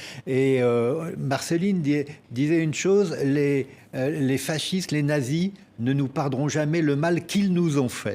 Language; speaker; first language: French; native; French